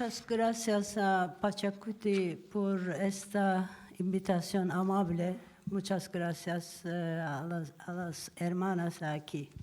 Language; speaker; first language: Spanish; non-native, learner; Turkish